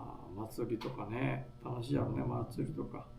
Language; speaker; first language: Japanese; native; Japanese